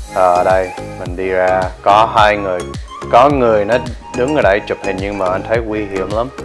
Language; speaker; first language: Vietnamese; early bilingual, heritage; Vietnamese